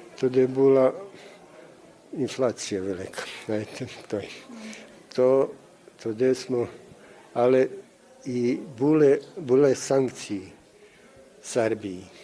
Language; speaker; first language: Ukrainian; early bilingual, heritage; Ukrainian